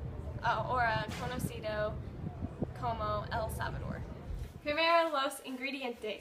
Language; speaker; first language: Spanish; non-native, learner; English